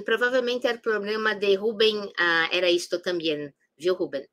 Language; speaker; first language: Spanish; non-native, fluent; Portuguese